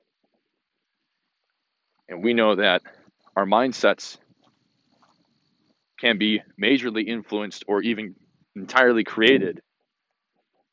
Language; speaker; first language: English; native; English